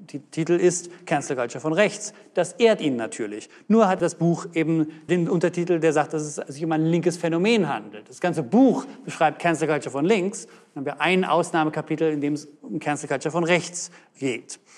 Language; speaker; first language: German; native; German